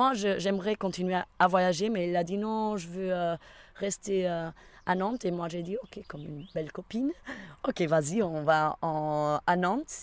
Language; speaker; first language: French; non-native, fluent; Portuguese